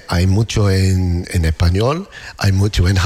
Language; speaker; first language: Spanish; non-native, learner; English